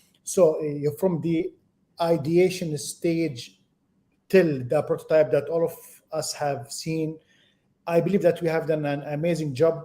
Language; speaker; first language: English; non-native, fluent; Arabic